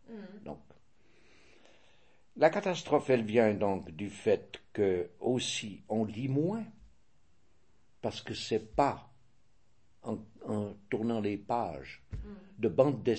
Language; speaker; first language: French; native; French